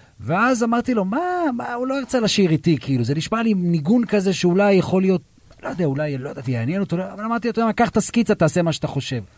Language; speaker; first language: Hebrew; native; Hebrew